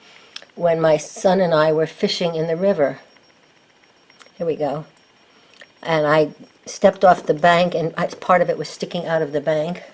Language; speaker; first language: English; native; English